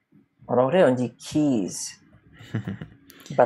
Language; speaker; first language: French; non-native, fluent; English